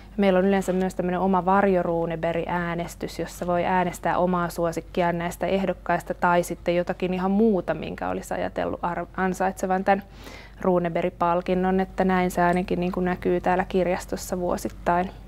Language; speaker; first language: Finnish; native; Finnish